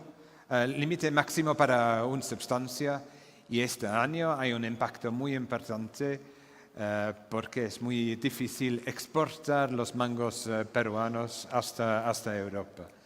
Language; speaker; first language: Spanish; non-native, fluent; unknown